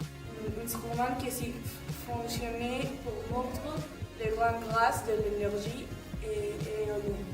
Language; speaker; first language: French; non-native, learner; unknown